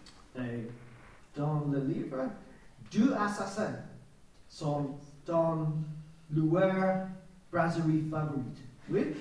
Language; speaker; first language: French; non-native, learner; English